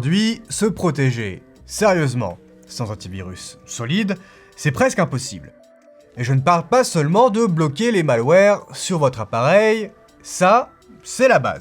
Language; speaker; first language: French; native; French